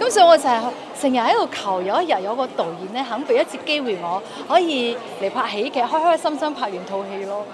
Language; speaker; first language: Cantonese; non-native, fluent; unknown